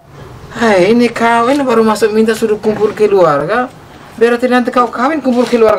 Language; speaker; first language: Indonesian; native; Indonesian